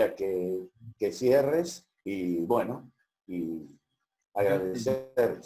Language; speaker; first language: Spanish; native; Spanish